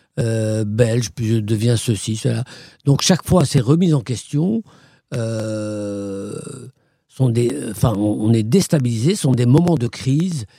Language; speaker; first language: French; non-native, local second language; Arabic